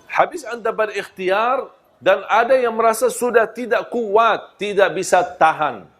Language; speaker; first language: Malay; non-native, fluent; Arabic